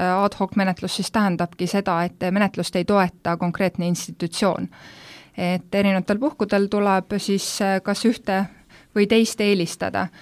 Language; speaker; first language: Estonian; native; Estonian